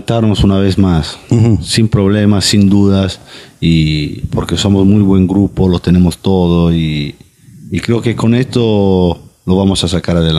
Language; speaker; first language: Spanish; non-native, fluent; Italian